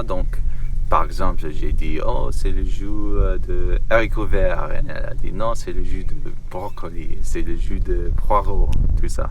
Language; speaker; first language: French; non-native, learner; English